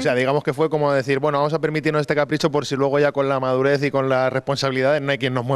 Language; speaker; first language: Spanish; native; Spanish